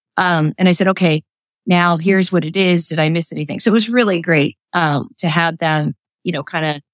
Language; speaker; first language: English; native; English